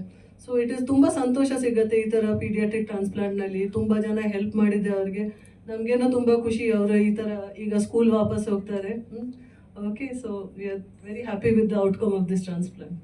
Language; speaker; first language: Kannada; non-native, fluent; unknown